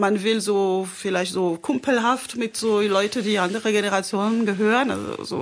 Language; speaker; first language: German; non-native, fluent; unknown